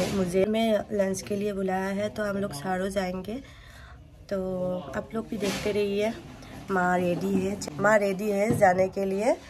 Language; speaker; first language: Hindi; non-native, local second language; Assamese